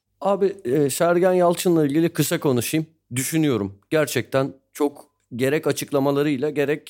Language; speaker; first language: Turkish; native; Turkish